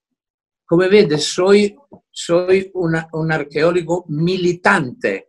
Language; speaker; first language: Spanish; non-native, fluent; Italian